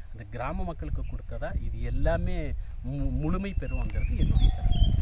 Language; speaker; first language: Tamil; non-native, local second language; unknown